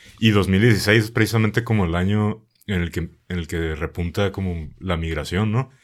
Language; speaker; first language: Spanish; native; Spanish